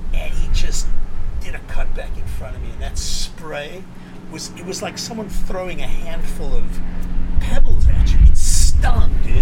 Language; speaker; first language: English; native; English